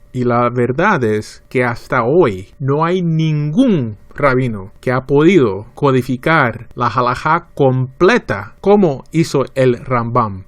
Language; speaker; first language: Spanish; early bilingual, heritage; Spanish